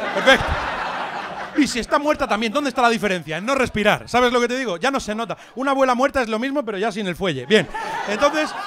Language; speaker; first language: Spanish; native; Spanish